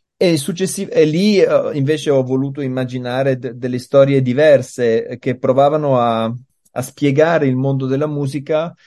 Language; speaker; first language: Italian; non-native, fluent; French